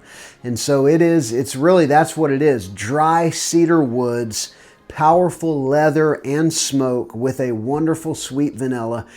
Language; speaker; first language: English; native; English